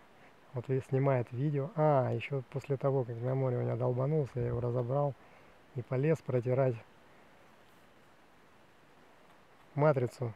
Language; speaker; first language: Russian; native; Russian